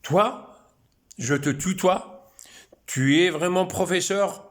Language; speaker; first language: French; non-native, local second language; Arabic